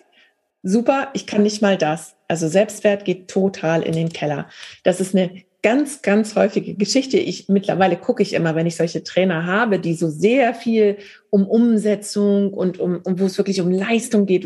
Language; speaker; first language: German; native; German